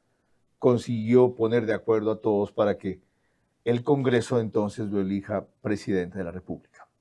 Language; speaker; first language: Spanish; native; Spanish